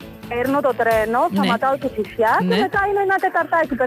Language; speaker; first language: Greek; native; Greek